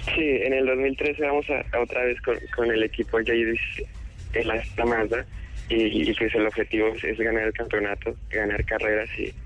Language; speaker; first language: Spanish; native; Spanish